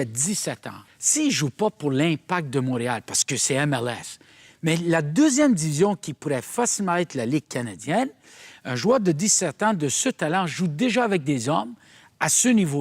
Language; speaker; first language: French; native; French